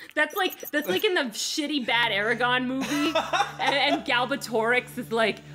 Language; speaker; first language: English; native; English